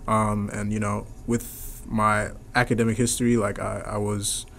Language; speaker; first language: English; native; English